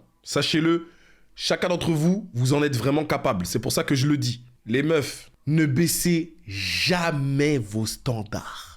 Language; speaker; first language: French; native; French